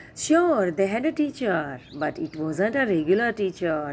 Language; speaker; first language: English; non-native, local second language; Gujarati